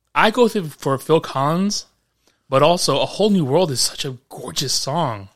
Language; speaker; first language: English; early bilingual, other home language; Spanish